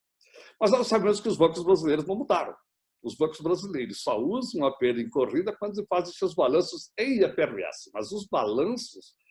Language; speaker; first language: Portuguese; native; Portuguese